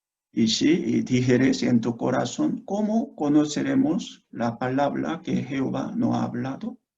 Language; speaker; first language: Spanish; non-native, fluent; Korean